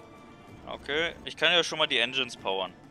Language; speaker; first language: German; native; German